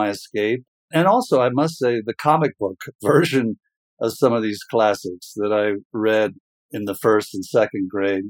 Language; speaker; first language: English; native; English